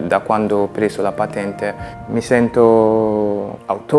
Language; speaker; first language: Italian; non-native, fluent; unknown